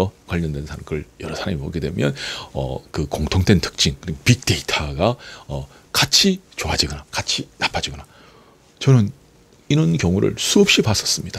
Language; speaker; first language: Korean; native; Korean